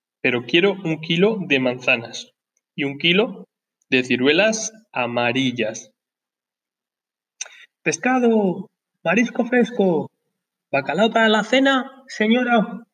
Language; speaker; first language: Spanish; non-native, learner; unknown